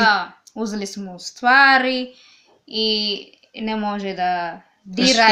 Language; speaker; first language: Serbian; non-native, learner; English